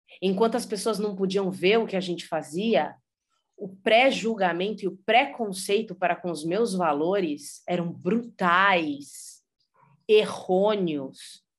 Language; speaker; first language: Portuguese; early bilingual, heritage; Portuguese